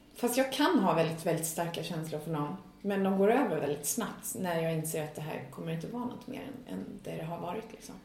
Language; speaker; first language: Swedish; native; Swedish